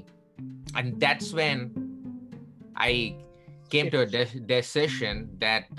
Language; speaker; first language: English; non-native, local second language; Tamil